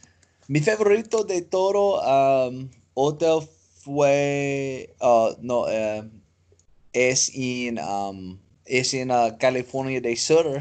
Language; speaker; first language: Spanish; non-native, learner; English